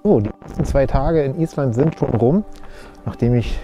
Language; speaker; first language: German; native; German